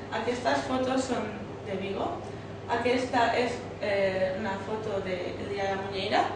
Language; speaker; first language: Catalan; non-native, learner; Spanish